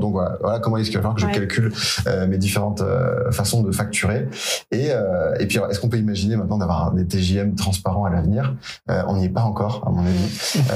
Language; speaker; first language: French; native; French